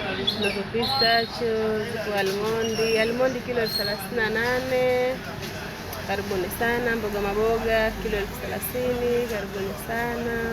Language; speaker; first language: Swahili; native; Swahili